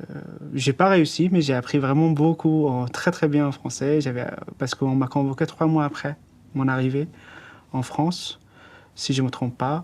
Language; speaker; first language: French; non-native, fluent; Persian